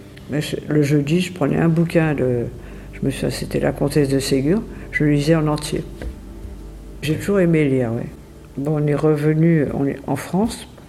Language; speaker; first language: French; native; French